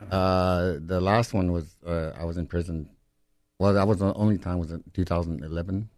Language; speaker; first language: English; native; English